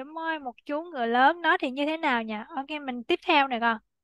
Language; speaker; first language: Vietnamese; native; Vietnamese